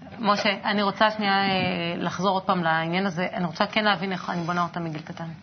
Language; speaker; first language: Hebrew; native; Hebrew